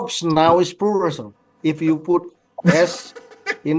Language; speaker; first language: English; non-native, learner; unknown